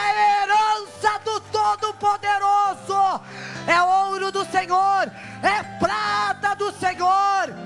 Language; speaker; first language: Portuguese; native; Portuguese